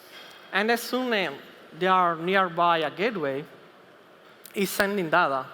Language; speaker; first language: English; non-native, fluent; Italian